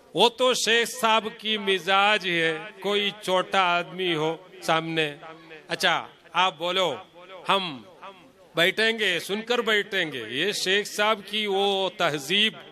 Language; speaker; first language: Hindi; non-native, local second language; Malayalam